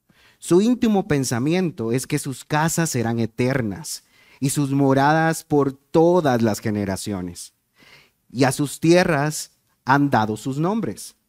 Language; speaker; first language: Spanish; native; Spanish